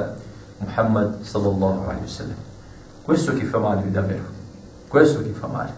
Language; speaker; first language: Italian; non-native, fluent; Arabic